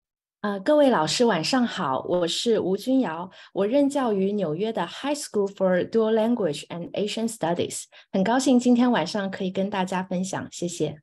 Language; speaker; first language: Chinese; native; Chinese